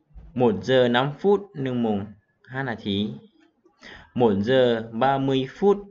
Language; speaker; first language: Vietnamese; non-native, learner; Hmong